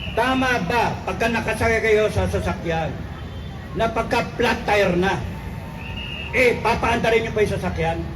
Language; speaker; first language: Filipino; non-native, local second language; Cebuano